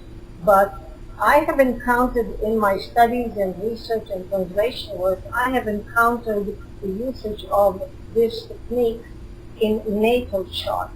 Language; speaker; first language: English; non-native, fluent; Hebrew